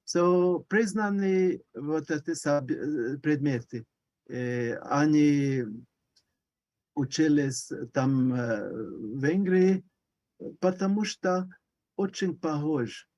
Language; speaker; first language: Russian; non-native, learner; Hungarian